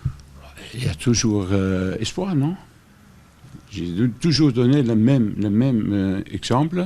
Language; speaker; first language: French; non-native, fluent; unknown